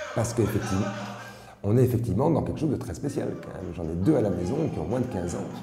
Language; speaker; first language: French; native; French